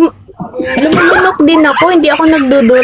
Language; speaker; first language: Filipino; non-native, local second language; Cebuano